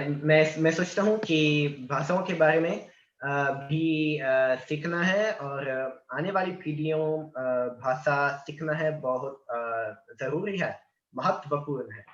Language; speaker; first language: Hindi; non-native, learner; Italian